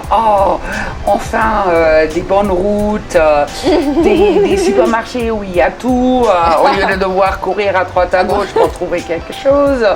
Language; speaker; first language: French; non-native, fluent; German